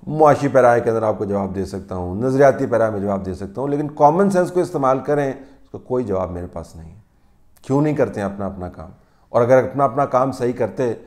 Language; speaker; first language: Urdu; native; Urdu